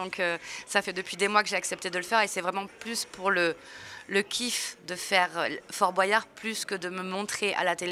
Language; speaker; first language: French; native; French